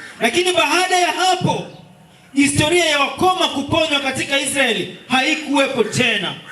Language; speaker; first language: Swahili; non-native, local second language; Luo (Kenya and Tanzania)